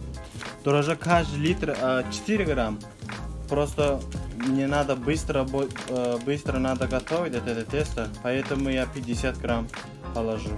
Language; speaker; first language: Russian; non-native, learner; Turkmen